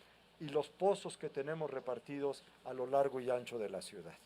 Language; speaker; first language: Spanish; native; Spanish